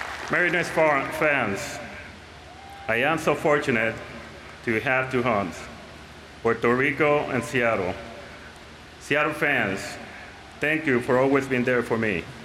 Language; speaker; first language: English; non-native, local second language; Spanish